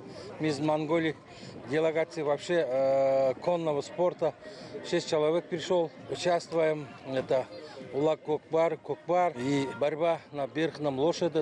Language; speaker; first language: Russian; non-native, learner; Mongolian